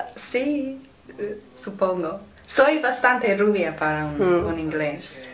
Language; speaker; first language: Spanish; non-native, learner; English